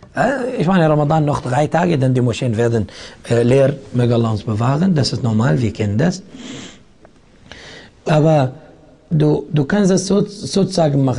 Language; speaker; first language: German; non-native, fluent; Arabic